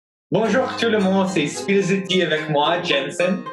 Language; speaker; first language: French; non-native, learner; English